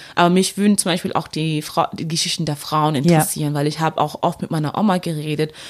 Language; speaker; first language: German; native; German